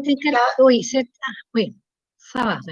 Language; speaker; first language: French; non-native, learner; Spanish